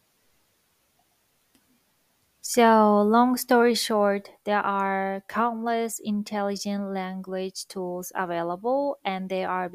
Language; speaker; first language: English; non-native, fluent; Japanese